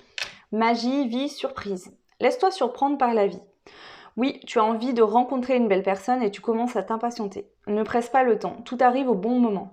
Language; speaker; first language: French; native; French